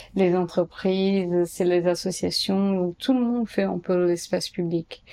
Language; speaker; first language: French; non-native, fluent; Portuguese